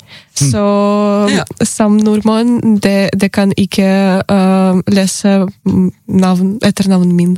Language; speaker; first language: Norwegian; non-native, learner; Ukrainian